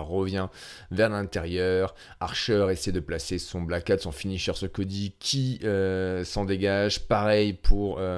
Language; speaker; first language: French; native; French